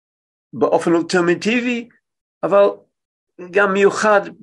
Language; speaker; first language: Hebrew; non-native, fluent; English